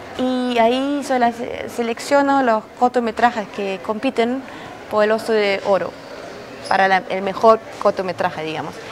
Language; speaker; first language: Spanish; non-native, fluent; German